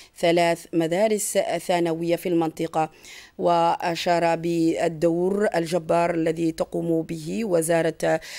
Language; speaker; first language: Arabic; non-native, local second language; Somali